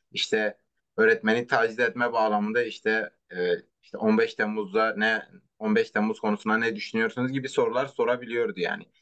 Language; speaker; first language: Turkish; non-native, local second language; Kurdish